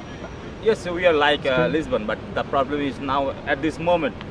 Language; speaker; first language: English; non-native, learner; Khmer